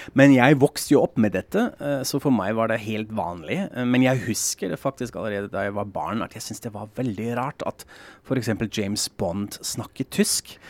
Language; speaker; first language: Norwegian; non-native, fluent; German